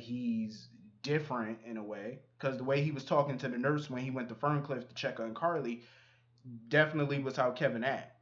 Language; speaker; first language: English; native; English